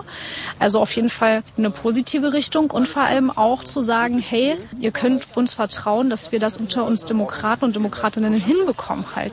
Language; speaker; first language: German; native; German